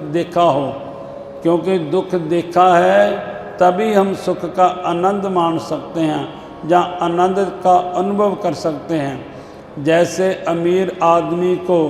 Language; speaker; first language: Hindi; non-native, local second language; Punjabi